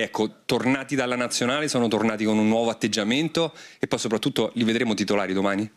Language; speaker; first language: Italian; native; Italian